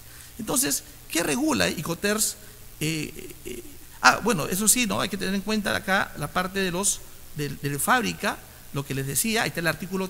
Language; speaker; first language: Spanish; native; Spanish